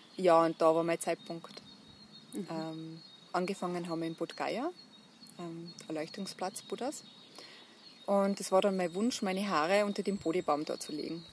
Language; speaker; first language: German; native; German